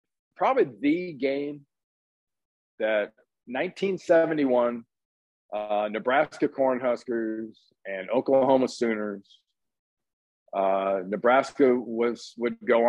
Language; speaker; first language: English; native; English